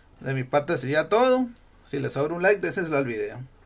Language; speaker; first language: Spanish; native; Spanish